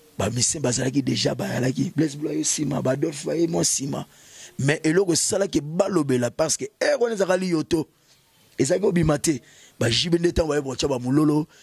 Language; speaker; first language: Lingala; native; Lingala